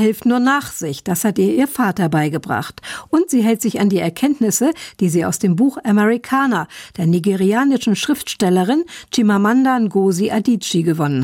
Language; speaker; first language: German; native; German